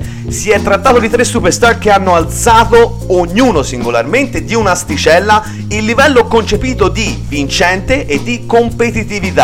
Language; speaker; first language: Italian; native; Italian